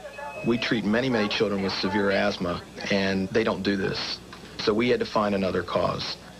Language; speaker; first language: English; native; English